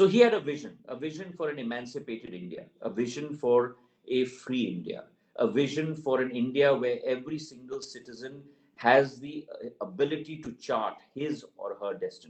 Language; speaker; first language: English; non-native, local second language; Hindi